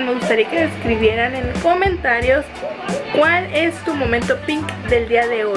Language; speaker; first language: Spanish; native; Spanish